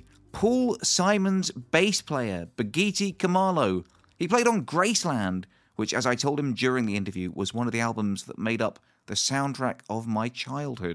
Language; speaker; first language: English; native; English